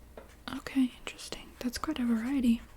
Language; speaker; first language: English; native; English